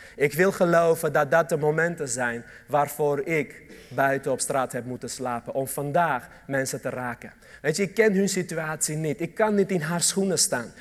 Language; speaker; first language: Dutch; early bilingual, other home language; Armenian